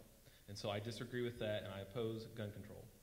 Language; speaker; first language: English; native; English